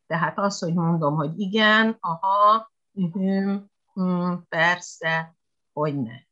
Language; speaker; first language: Hungarian; non-native, fluent; Japanese